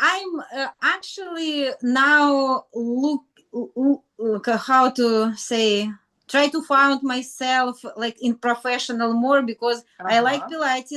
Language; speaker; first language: English; non-native, learner; Russian